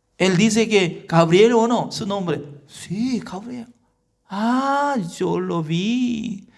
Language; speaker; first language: Spanish; non-native, fluent; Korean